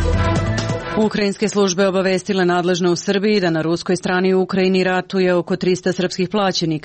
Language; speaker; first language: Serbian; native; Serbian